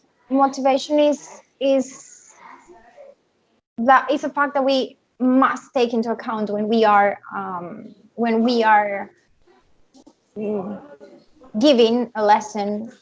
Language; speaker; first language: English; non-native, fluent; Spanish